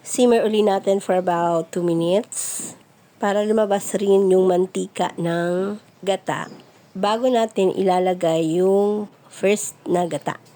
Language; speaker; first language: Filipino; non-native, local second language; Bikol